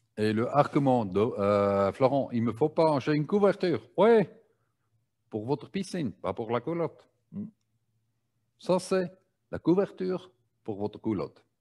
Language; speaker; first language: French; non-native, learner; German